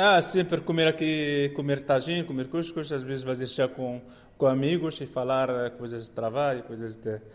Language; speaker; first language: Portuguese; non-native, learner; Arabic